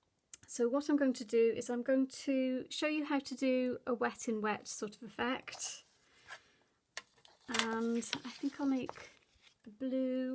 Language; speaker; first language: English; native; English